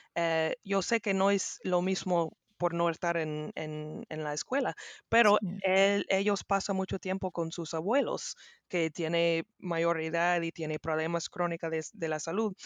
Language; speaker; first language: Spanish; non-native, learner; English